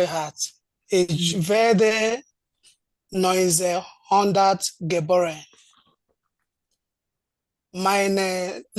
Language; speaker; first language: German; non-native, learner; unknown